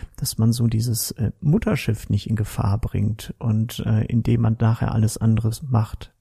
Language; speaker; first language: German; native; German